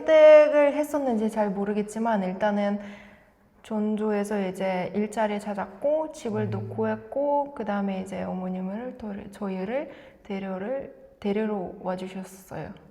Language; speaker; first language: Korean; non-native, fluent; Russian